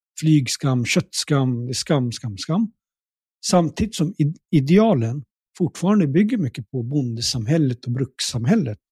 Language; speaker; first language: Swedish; early bilingual, other home language; Punjabi